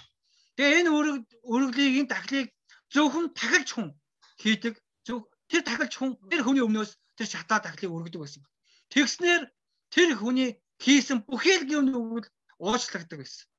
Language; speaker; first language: Mongolian; non-native, fluent; Korean